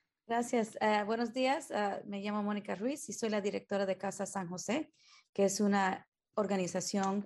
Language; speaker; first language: Spanish; early bilingual, heritage; Spanish